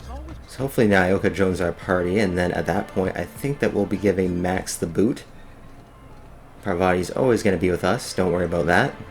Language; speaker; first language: English; native; English